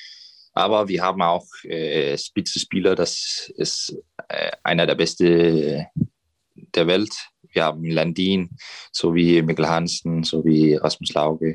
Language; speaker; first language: German; non-native, fluent; Danish